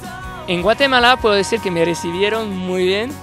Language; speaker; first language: Spanish; non-native, fluent; French